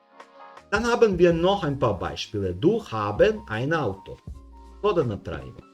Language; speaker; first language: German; non-native, fluent; Serbian